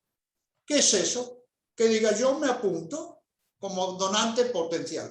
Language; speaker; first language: Spanish; native; Spanish